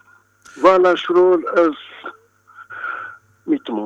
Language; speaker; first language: Hungarian; non-native, fluent; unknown